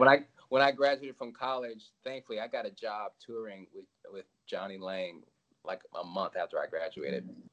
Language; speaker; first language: English; native; English